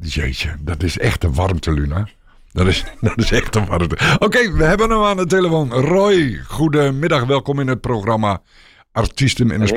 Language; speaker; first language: Dutch; native; Dutch